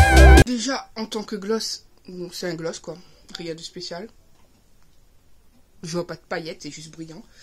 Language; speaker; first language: French; native; French